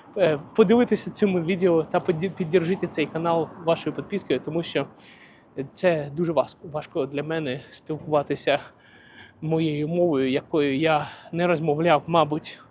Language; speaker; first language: Ukrainian; non-native, local second language; Russian